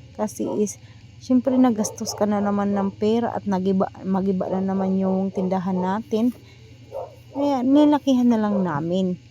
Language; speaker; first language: Filipino; native; Filipino